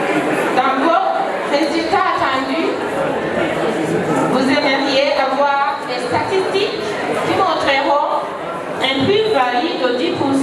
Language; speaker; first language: French; non-native, local second language; Rundi